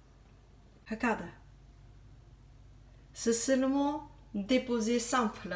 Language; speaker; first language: French; non-native, learner; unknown